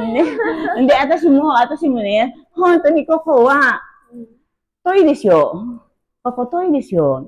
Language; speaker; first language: Japanese; non-native, learner; Filipino